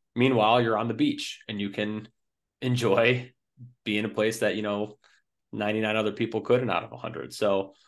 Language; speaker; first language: English; native; English